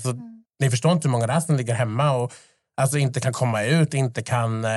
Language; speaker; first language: Swedish; early bilingual, other home language; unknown